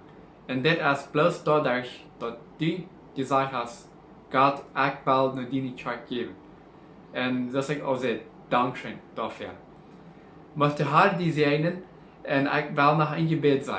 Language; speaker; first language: German; non-native, learner; Plautdietsch